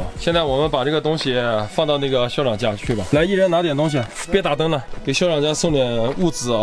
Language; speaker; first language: Chinese; native; Chinese